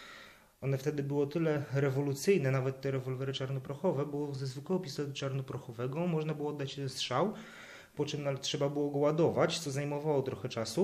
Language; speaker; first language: Polish; native; Polish